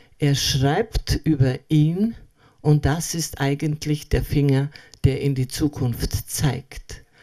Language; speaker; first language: German; non-native, fluent; Serbian